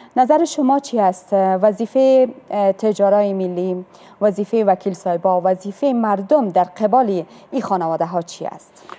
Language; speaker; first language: Persian; native; Persian